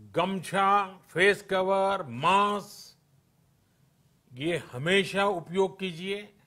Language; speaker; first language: Hindi; non-native, local second language; Gujarati